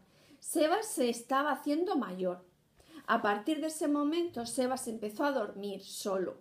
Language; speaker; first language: Spanish; native; Spanish